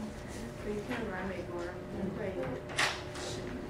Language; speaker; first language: Chinese; non-native, learner; English